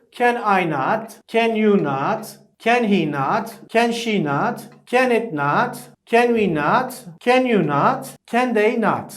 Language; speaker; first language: English; non-native, fluent; Turkish